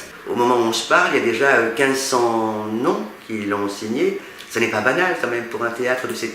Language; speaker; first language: French; native; French